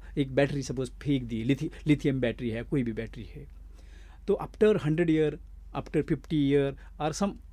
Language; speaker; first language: Hindi; non-native, local second language; Marathi